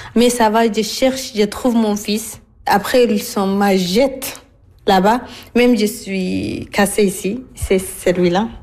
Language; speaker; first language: French; non-native, learner; Arabic